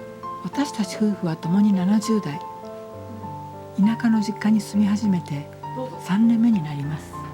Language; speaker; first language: Japanese; native; Japanese